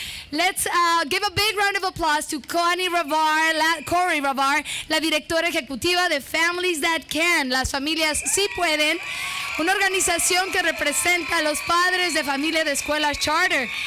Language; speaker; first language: Spanish; native; Spanish